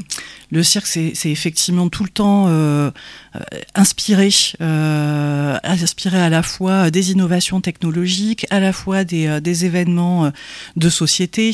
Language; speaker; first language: French; native; French